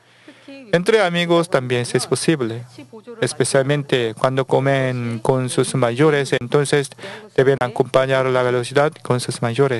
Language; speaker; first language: Spanish; non-native, learner; Korean